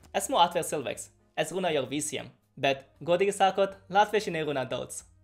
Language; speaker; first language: Latvian; non-native, fluent; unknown